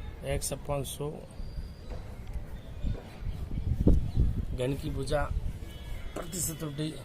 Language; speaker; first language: Hindi; native; Hindi